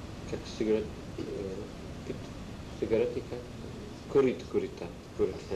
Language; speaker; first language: Russian; non-native, learner; English